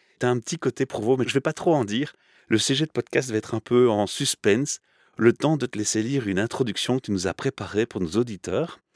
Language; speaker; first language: French; native; French